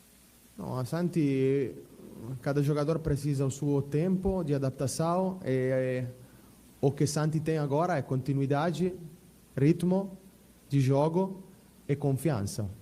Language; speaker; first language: Portuguese; non-native, fluent; Italian